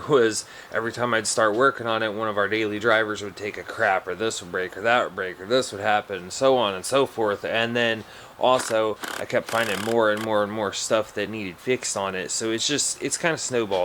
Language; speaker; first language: English; native; English